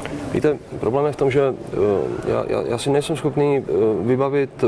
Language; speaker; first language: Czech; native; Czech